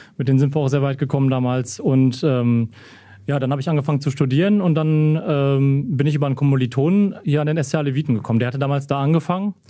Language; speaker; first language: German; native; German